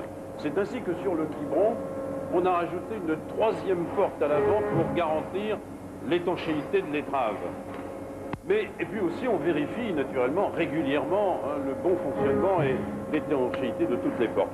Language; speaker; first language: French; native; French